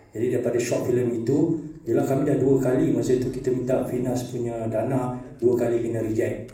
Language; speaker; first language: Malay; native; Malay